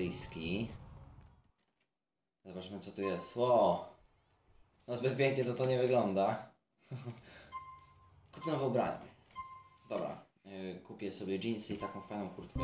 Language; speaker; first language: Polish; native; Polish